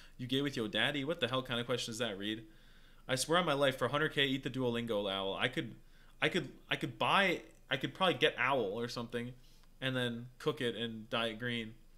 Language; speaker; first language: English; native; English